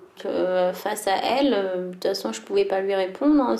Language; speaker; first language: French; early bilingual, other home language; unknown